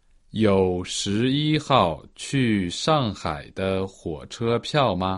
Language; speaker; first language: Chinese; non-native, learner; Portuguese